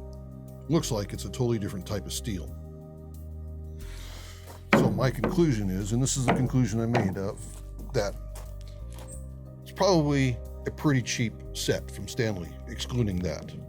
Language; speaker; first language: English; native; English